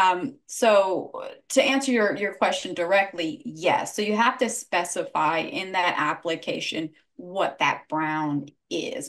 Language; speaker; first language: English; native; English